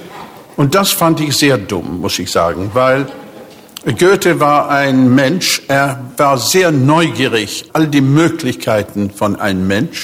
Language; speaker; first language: German; non-native, fluent; English